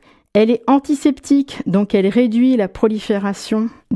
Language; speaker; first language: French; native; French